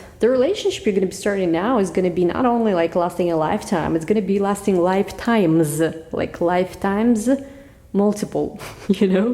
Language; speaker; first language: English; non-native, fluent; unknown